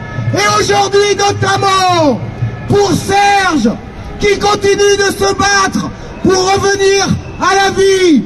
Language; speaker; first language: French; native; French